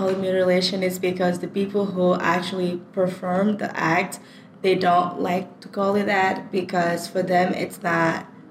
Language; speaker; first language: English; non-native, fluent; French